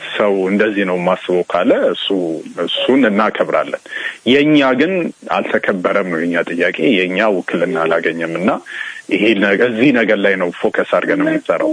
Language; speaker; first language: Amharic; native; Amharic